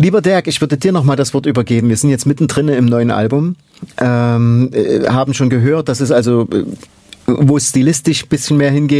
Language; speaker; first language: German; native; German